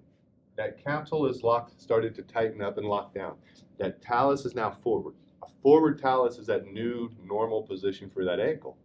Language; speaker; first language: English; native; English